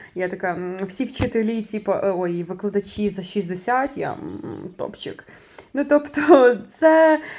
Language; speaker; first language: Ukrainian; native; Ukrainian